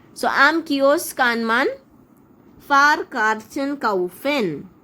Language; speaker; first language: German; non-native, fluent; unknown